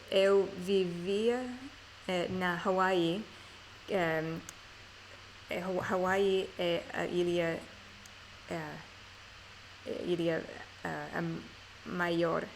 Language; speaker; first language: Portuguese; non-native, learner; English